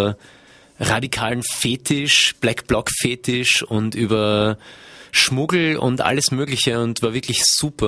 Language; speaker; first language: German; native; German